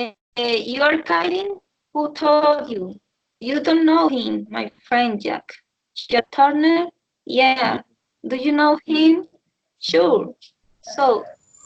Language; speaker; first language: English; non-native, learner; Spanish